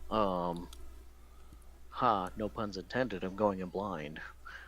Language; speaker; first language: English; native; English